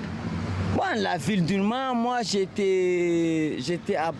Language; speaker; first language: French; non-native, local second language; Comorian